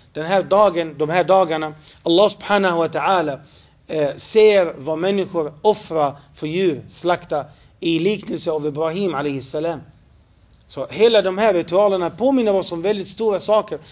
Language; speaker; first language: Swedish; non-native, fluent; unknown